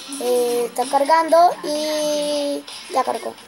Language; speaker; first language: Spanish; native; Spanish